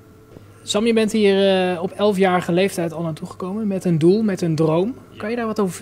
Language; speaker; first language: Dutch; native; Dutch